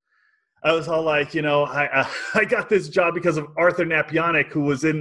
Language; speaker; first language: English; native; English